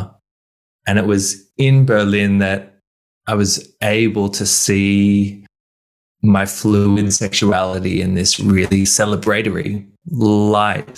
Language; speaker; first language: English; native; English